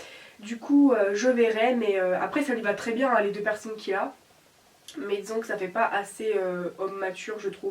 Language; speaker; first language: French; native; French